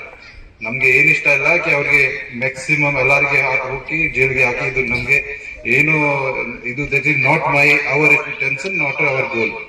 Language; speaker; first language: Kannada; non-native, fluent; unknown